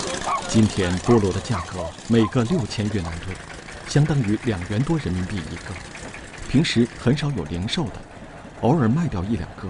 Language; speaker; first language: Chinese; native; Chinese